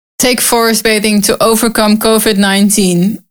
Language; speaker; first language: English; non-native, learner; Dutch